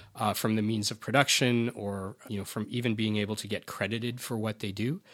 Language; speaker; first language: English; native; English